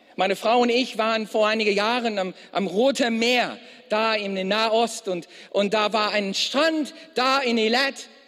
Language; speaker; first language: German; non-native, fluent; English